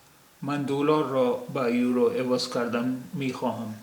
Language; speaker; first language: Persian; non-native, fluent; Urdu